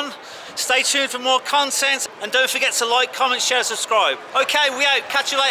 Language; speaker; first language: English; native; English